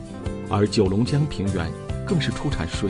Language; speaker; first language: Chinese; native; Chinese